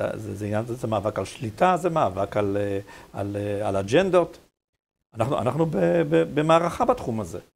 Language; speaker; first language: Hebrew; native; Hebrew